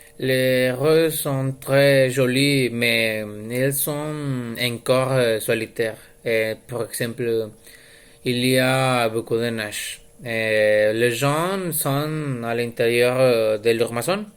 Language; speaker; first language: French; non-native, learner; Spanish